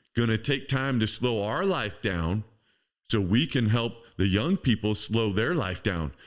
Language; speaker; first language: English; native; English